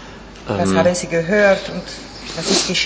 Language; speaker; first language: German; non-native, fluent; Italian